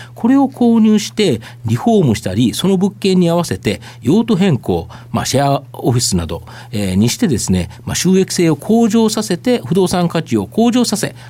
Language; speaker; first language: Japanese; native; Japanese